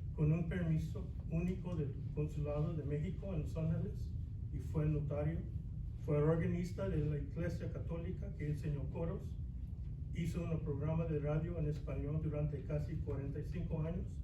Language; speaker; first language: Spanish; early bilingual, other home language; English